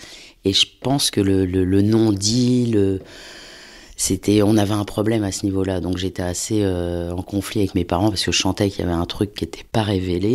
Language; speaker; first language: French; native; French